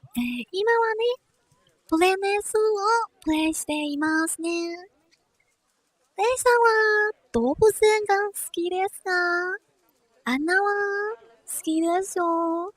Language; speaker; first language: Japanese; non-native, learner; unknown